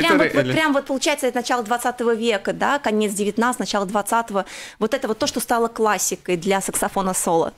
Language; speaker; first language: Russian; native; Russian